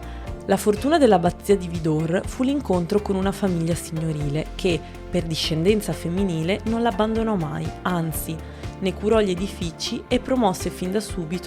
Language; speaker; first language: Italian; native; Italian